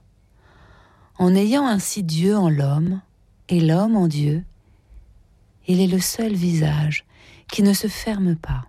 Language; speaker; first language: French; native; French